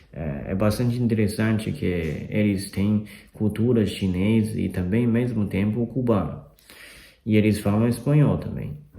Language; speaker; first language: Portuguese; non-native, fluent; Chinese